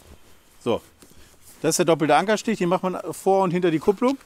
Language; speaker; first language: German; native; German